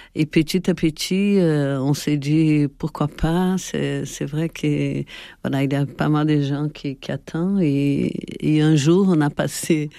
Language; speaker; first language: French; non-native, fluent; Portuguese